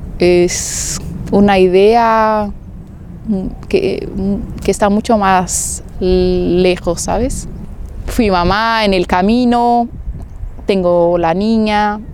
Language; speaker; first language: Spanish; non-native, fluent; Portuguese